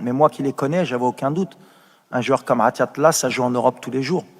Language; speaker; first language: French; native; French